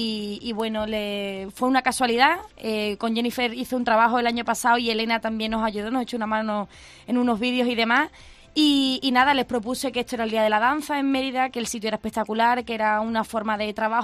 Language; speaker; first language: Spanish; native; Spanish